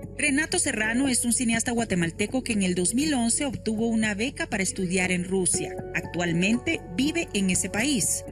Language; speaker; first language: Spanish; native; Spanish